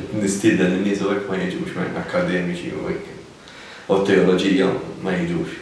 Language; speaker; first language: Maltese; native; Maltese